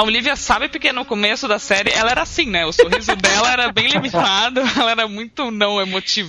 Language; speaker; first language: Portuguese; native; Portuguese